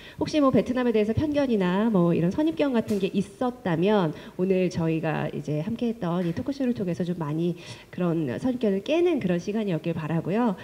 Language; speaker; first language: Korean; native; Korean